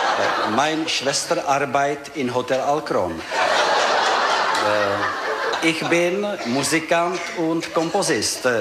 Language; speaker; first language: German; non-native, learner; Czech